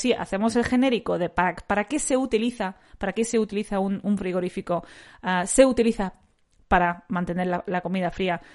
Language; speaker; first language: Spanish; native; Spanish